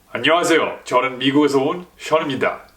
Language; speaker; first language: Korean; non-native, fluent; English